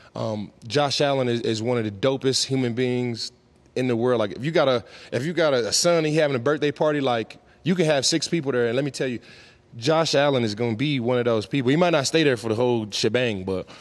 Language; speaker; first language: English; native; English